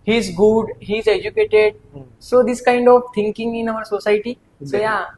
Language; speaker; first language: English; non-native, learner; Hindi